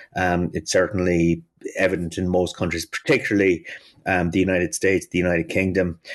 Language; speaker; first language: English; native; English